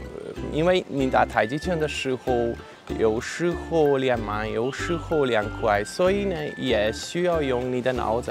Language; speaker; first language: Chinese; non-native, fluent; Hungarian